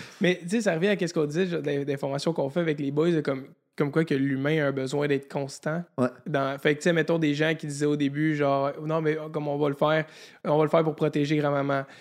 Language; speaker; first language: French; native; French